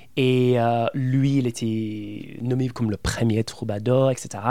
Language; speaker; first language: French; non-native, fluent; English